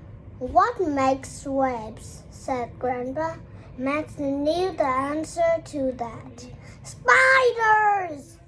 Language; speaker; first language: English; non-native, learner; Vietnamese